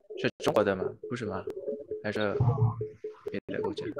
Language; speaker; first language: Chinese; non-native, learner; Indonesian